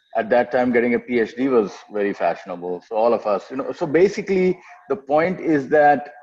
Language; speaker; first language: English; non-native, local second language; Telugu